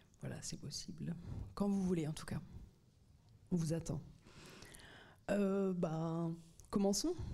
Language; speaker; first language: French; native; French